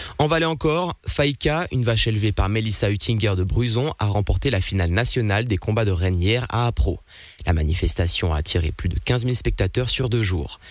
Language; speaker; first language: French; native; French